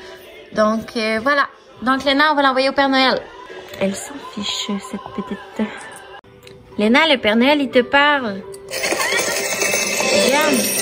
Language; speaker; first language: French; native; French